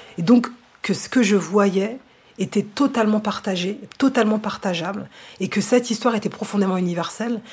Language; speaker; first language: French; native; French